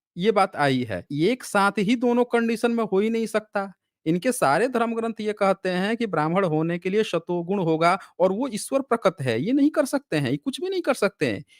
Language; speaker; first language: Hindi; native; Hindi